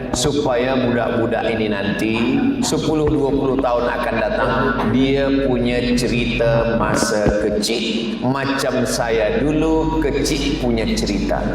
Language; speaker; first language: Malay; native; Malay